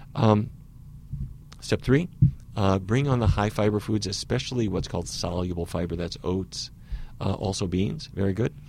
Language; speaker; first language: English; native; English